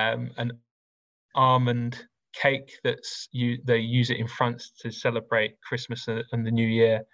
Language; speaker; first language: English; native; English